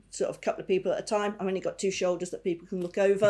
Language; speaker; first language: English; native; English